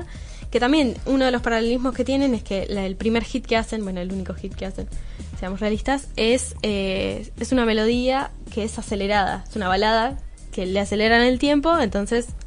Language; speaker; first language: Spanish; native; Spanish